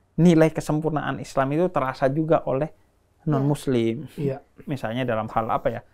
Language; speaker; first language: Indonesian; native; Indonesian